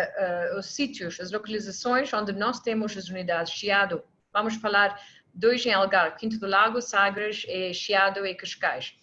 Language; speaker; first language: Portuguese; non-native, fluent; English